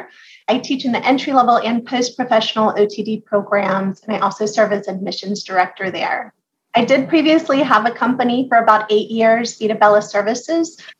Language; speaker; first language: English; native; English